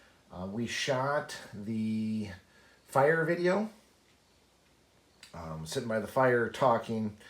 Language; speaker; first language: English; native; English